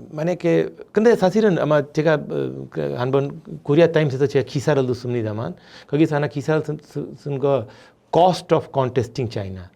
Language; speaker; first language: Korean; non-native, fluent; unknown